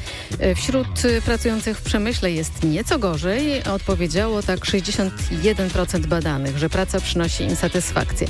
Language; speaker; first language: Polish; native; Polish